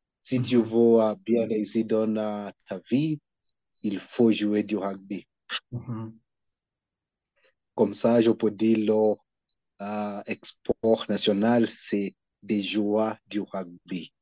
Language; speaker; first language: French; non-native, learner; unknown